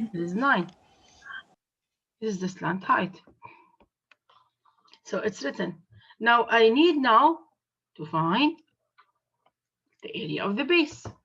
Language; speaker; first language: English; non-native, fluent; Arabic